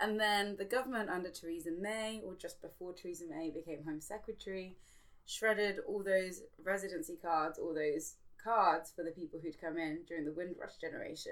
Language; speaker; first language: English; native; English